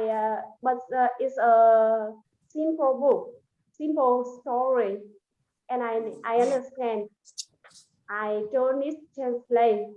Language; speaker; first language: English; non-native, learner; Vietnamese